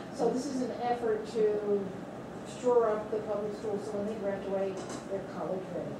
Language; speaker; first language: English; native; English